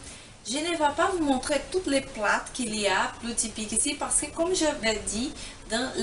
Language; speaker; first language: French; non-native, fluent; Portuguese